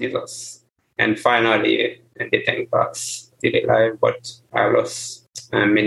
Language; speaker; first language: English; non-native, learner; Haitian Creole